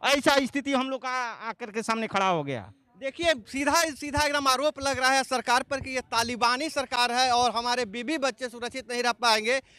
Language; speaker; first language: Hindi; native; Hindi